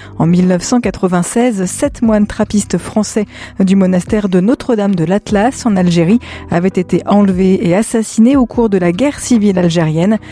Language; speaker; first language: French; native; French